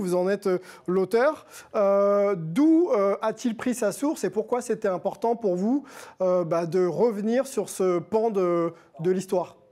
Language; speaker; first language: French; native; French